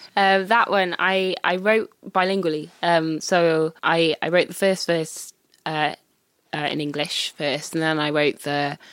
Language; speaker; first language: English; native; English